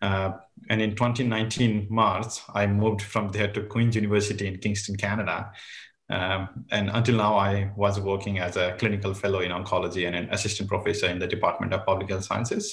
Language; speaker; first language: English; non-native, local second language; Nepali